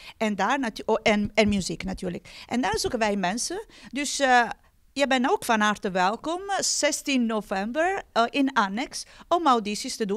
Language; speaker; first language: Dutch; non-native, fluent; Italian